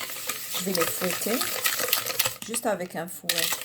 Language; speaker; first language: French; non-native, local second language; Arabic